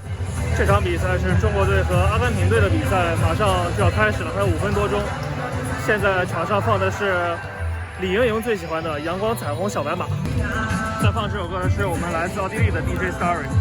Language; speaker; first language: Chinese; native; Chinese